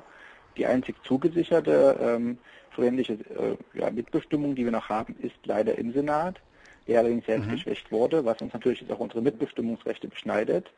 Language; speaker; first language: German; native; German